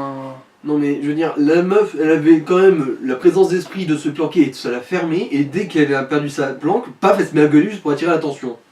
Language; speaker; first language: French; native; French